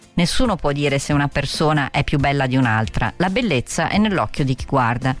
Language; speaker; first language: Italian; native; Italian